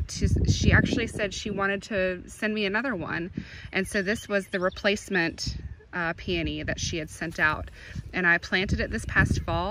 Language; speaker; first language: English; native; English